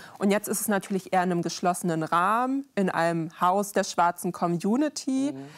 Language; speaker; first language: German; native; German